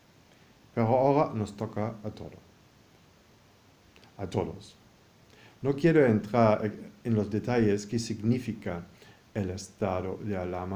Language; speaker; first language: Spanish; non-native, fluent; German